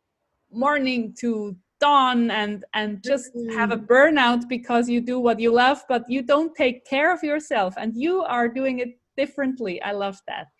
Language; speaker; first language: English; non-native, fluent; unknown